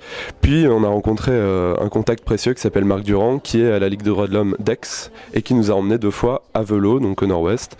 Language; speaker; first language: French; native; French